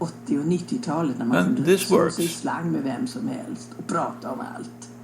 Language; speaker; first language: Swedish; native; Swedish